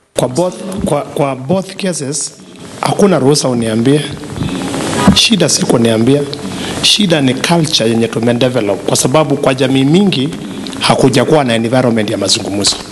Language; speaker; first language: Swahili; non-native, local second language; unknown